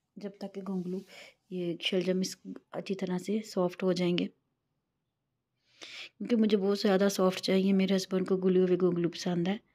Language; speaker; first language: Urdu; non-native, local second language; Punjabi